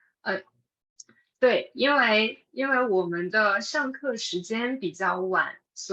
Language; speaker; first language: Chinese; non-native, fluent; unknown